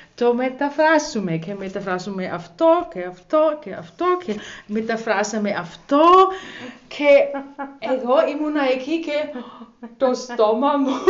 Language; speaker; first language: Greek; non-native, learner; German